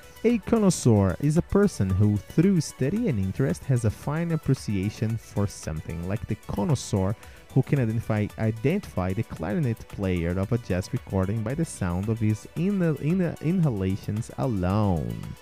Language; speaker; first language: English; non-native, fluent; Portuguese